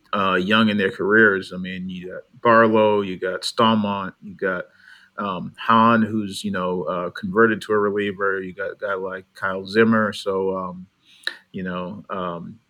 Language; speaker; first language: English; native; English